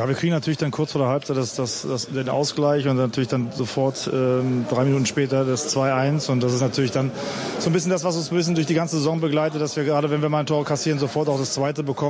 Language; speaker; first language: German; native; German